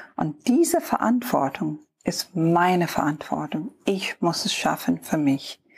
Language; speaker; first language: German; non-native, fluent; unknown